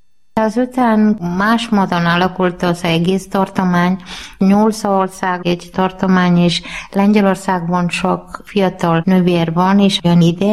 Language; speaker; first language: Hungarian; non-native, learner; Malayalam